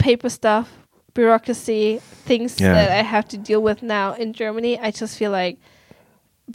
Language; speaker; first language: English; non-native, fluent; German